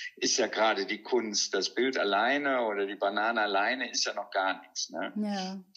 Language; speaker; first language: German; native; German